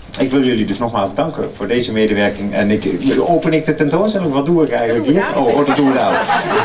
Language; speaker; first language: Dutch; native; Dutch